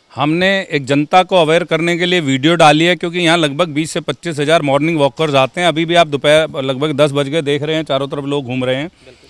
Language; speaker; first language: Hindi; native; Hindi